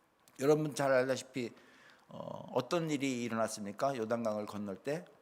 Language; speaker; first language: Korean; native; Korean